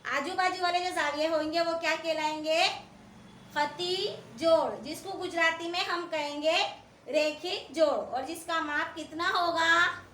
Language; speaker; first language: Urdu; native; Urdu